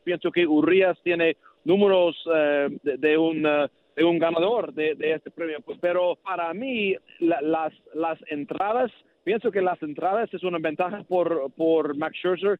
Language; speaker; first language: Spanish; non-native, learner; English